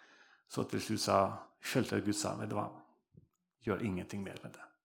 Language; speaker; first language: Norwegian; non-native, fluent; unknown